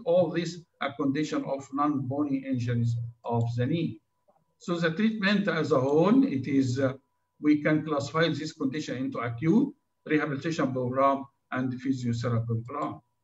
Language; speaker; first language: English; non-native, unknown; Arabic